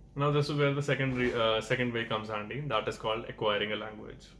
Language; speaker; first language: English; non-native, local second language; Punjabi